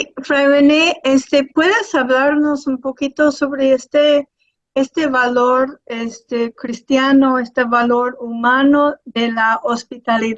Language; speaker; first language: Spanish; non-native, fluent; English